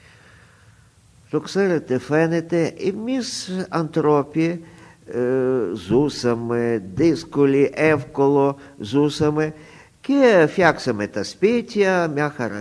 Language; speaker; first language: Greek; non-native, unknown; Russian